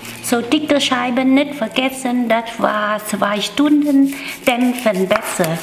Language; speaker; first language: German; non-native, learner; Vietnamese